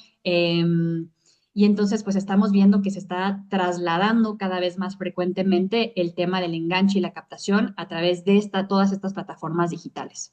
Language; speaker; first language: Spanish; native; Spanish